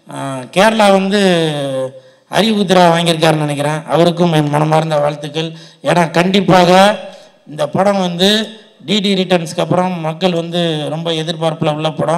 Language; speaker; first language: Tamil; native; Tamil